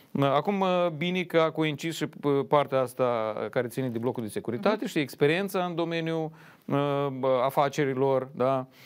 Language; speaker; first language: Romanian; native; Romanian